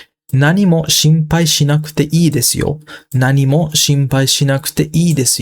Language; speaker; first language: Japanese; non-native, fluent; Sinhala